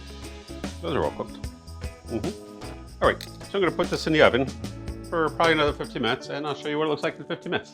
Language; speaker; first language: English; native; English